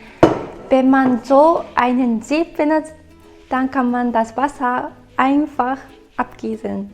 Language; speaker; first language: German; non-native, fluent; Japanese